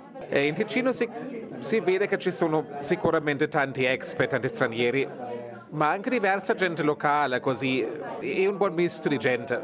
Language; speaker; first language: Italian; non-native, fluent; German